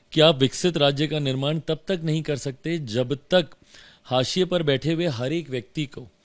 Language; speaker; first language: Hindi; native; Hindi